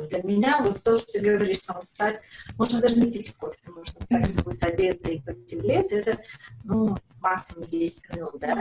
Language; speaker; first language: Russian; native; Russian